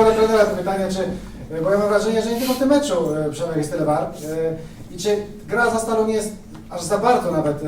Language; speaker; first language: Polish; native; Polish